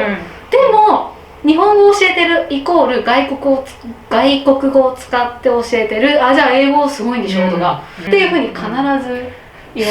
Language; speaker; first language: Japanese; native; Japanese